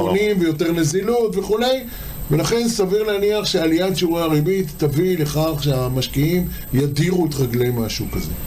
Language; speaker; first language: Hebrew; native; Hebrew